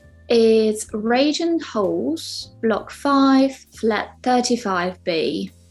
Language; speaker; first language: English; non-native, fluent; Ukrainian